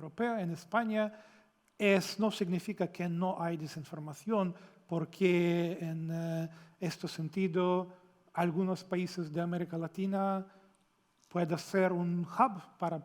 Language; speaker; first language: Spanish; non-native, fluent; Ukrainian